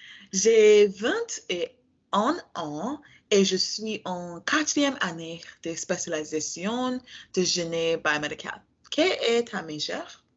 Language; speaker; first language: French; non-native, learner; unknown